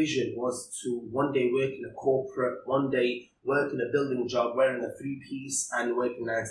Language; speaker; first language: English; early bilingual, other home language; Cantonese